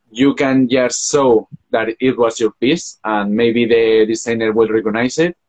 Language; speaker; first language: English; non-native, fluent; Spanish